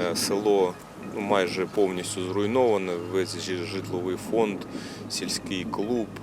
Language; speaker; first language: Ukrainian; native; Ukrainian